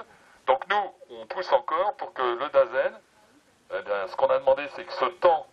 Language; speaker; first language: French; native; French